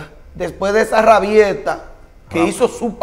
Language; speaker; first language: Spanish; native; Spanish